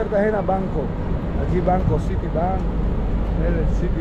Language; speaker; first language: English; non-native, learner; Spanish